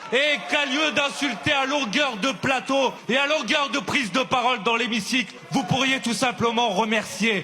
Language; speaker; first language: French; native; French